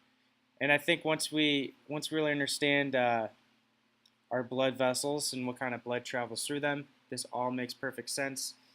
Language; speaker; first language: English; native; English